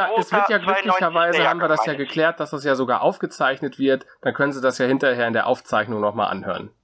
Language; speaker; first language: German; native; German